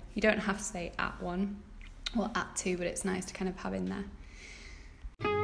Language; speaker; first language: English; native; English